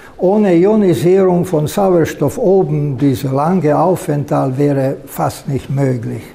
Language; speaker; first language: German; non-native, fluent; Slovak